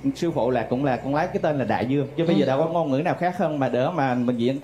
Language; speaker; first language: Vietnamese; native; Vietnamese